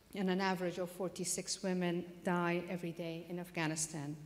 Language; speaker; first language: English; non-native, fluent; Persian